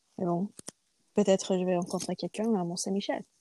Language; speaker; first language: French; non-native, fluent; English